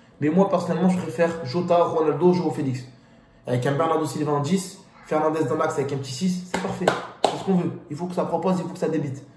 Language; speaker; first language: French; native; French